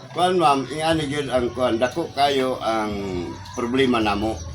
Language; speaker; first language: Cebuano; non-native, local second language; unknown